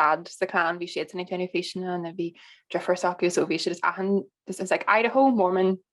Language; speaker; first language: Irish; non-native, local second language; English